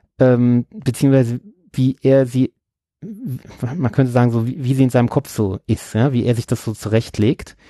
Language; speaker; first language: German; native; German